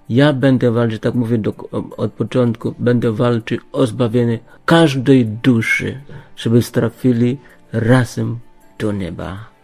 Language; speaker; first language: Polish; non-native, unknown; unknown